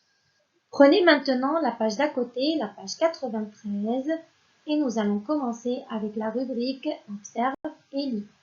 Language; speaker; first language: French; non-native, local second language; Arabic